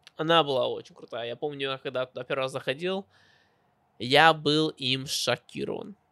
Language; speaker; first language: Russian; early bilingual, heritage; Russian